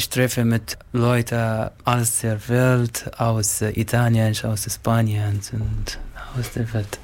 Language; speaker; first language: German; non-native, learner; Arabic